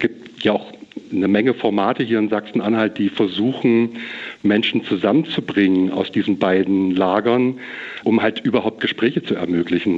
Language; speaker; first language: German; native; German